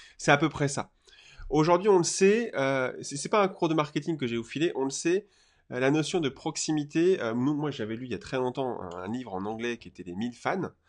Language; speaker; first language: French; native; French